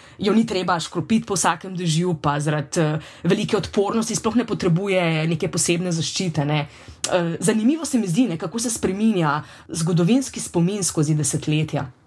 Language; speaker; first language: Slovenian; native; Slovenian